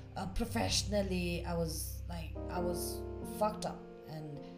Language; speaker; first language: English; non-native, fluent; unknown